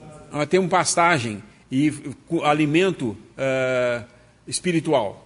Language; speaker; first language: Portuguese; native; Portuguese